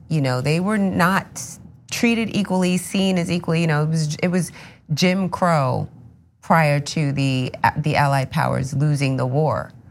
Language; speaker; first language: English; native; English